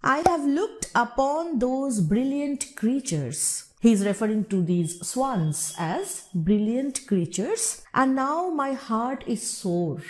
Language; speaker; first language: English; non-native, local second language; Bangla